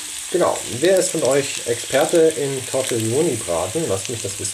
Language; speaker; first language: German; native; German